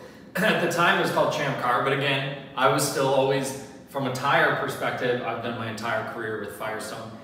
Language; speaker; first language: English; native; English